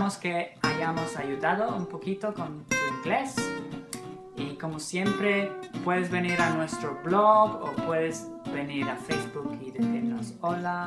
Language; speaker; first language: Spanish; non-native, fluent; English